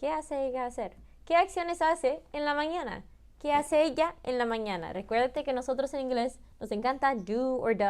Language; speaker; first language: Spanish; early bilingual, heritage; Spanish